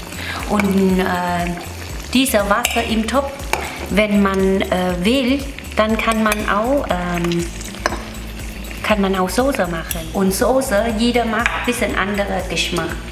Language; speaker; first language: German; non-native, learner; Vietnamese